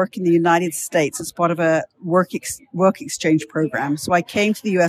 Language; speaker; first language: English; native; English